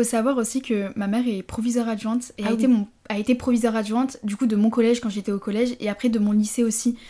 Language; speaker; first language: French; native; French